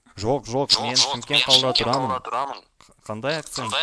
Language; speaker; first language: Kazakh; non-native, learner; Russian